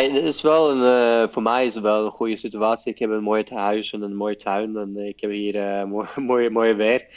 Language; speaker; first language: Dutch; non-native, fluent; Norwegian